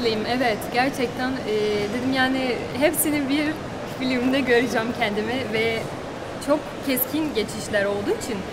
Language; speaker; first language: Turkish; non-native, fluent; Portuguese